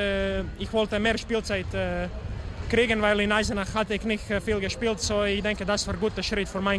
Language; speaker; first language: German; non-native, learner; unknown